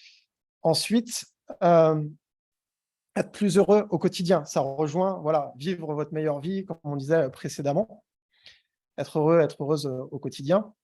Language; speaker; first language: French; native; French